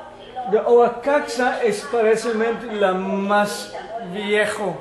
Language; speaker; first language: Spanish; non-native, fluent; Dutch